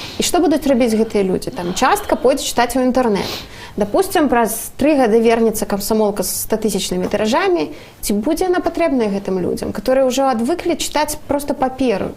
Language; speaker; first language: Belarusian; non-native, local second language; Russian